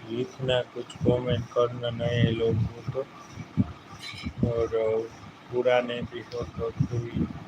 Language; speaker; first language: Hindi; non-native, local second language; Gujarati